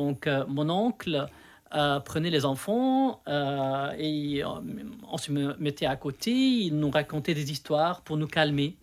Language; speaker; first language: French; non-native, local second language; Arabic